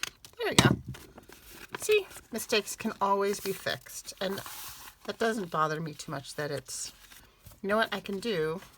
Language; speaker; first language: English; native; English